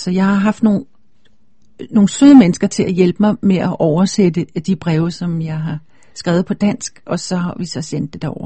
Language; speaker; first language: Danish; native; Danish